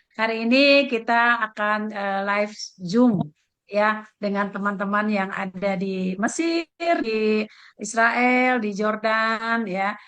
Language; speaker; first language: Indonesian; native; Indonesian